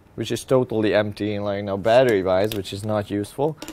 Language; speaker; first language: English; non-native, fluent; Hungarian